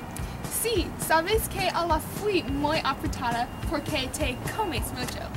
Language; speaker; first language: Spanish; non-native, learner; English